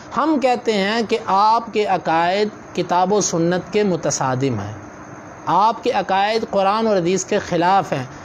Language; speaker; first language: Urdu; non-native, local second language; Punjabi